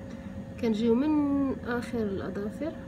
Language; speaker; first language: Arabic; native; Arabic